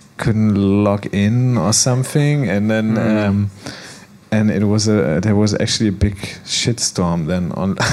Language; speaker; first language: English; non-native, fluent; German